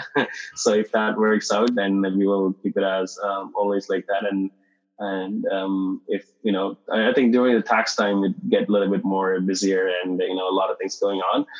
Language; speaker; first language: English; non-native, local second language; Tamil